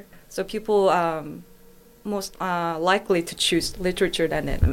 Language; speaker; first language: English; non-native, fluent; Korean